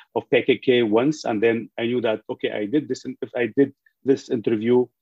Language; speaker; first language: English; non-native, fluent; Arabic